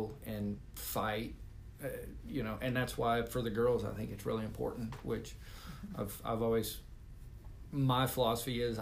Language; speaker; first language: English; native; English